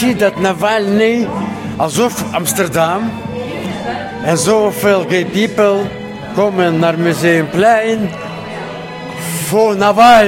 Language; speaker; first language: Dutch; non-native, learner; Russian